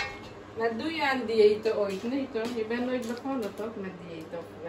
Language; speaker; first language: Dutch; non-native, local second language; Caribbean Hindustani